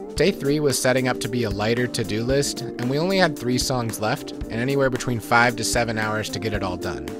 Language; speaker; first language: English; native; English